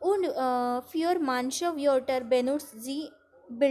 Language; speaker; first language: German; non-native, fluent; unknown